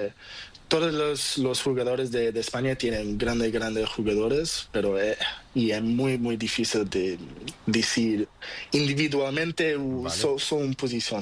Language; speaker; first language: Spanish; non-native, learner; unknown